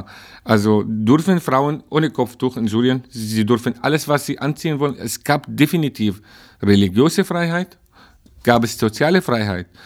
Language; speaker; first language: German; non-native, learner; Arabic